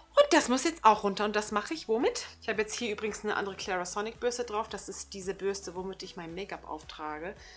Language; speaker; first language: German; early bilingual, other home language; Turkish